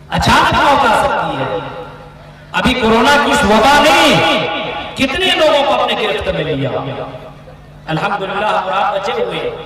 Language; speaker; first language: Urdu; native; Urdu